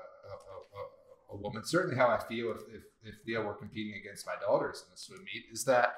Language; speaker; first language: English; native; English